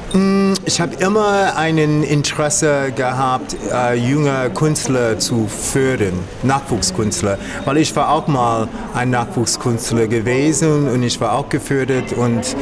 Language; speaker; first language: German; non-native, fluent; English